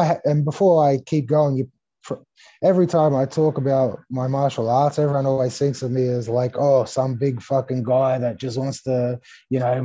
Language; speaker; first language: English; early bilingual, other home language; Greek